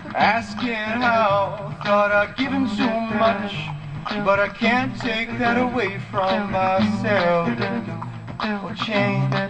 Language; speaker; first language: English; native; English